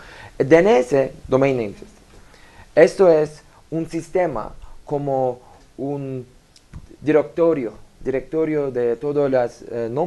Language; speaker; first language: Spanish; non-native, learner; Turkish